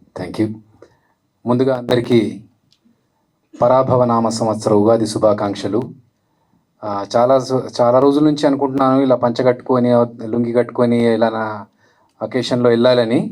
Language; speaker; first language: Telugu; native; Telugu